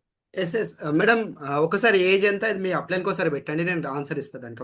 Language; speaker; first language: Telugu; native; Telugu